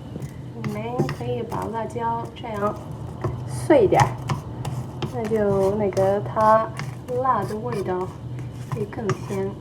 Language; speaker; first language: Chinese; early bilingual, heritage; Chinese